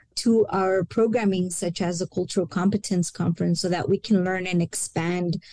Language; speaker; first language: English; early bilingual, other home language; Spanish